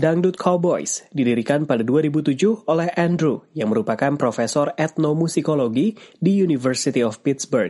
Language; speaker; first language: Indonesian; native; Indonesian